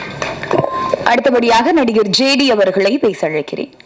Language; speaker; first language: Tamil; native; Tamil